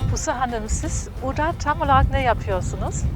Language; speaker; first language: Turkish; non-native, fluent; German